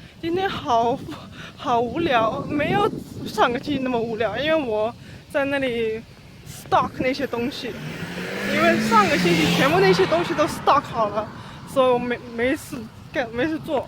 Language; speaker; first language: Chinese; early bilingual, heritage; Chinese